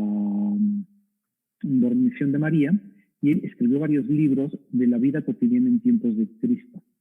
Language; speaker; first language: Spanish; native; Spanish